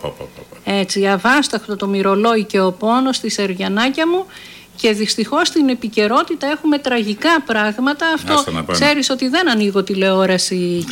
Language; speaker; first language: Greek; native; Greek